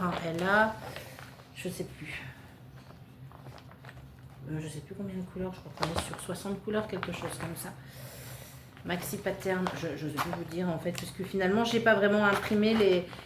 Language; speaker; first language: French; native; French